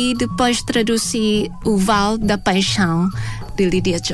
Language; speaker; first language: Portuguese; non-native, fluent; Thai